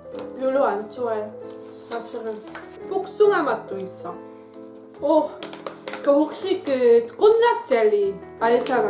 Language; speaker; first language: Korean; non-native, fluent; Dutch